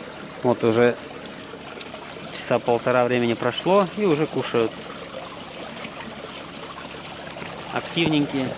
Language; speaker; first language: Russian; native; Russian